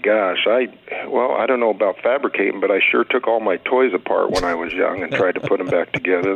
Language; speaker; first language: English; native; English